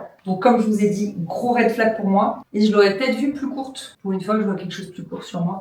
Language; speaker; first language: French; native; French